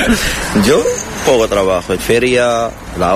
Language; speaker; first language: Spanish; non-native, learner; Arabic